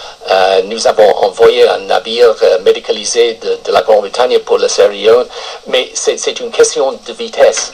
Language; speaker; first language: French; non-native, fluent; English